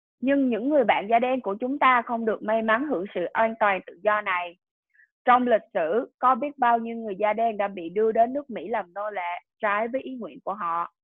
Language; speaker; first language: Vietnamese; early bilingual, heritage; Vietnamese